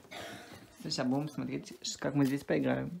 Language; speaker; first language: Russian; native; Russian